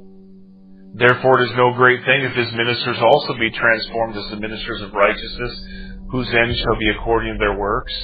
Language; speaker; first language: English; native; English